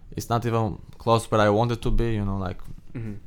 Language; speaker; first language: English; non-native, fluent; Albanian